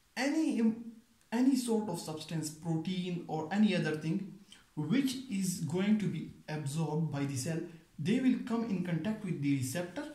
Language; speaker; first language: English; non-native, local second language; Pashto